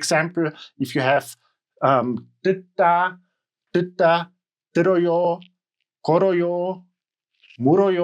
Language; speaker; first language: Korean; non-native, learner; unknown